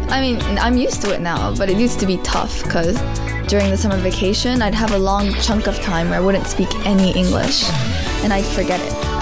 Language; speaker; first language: English; early bilingual, other home language; Japanese